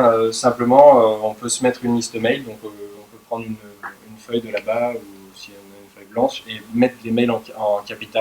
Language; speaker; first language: French; native; French